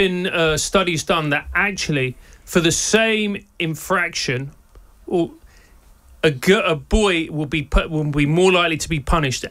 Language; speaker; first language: English; non-native, local second language; Spanish